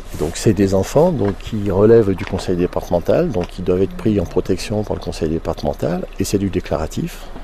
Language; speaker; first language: French; native; French